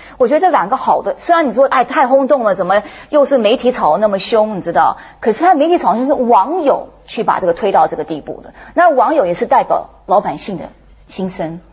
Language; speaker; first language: Chinese; early bilingual, heritage; English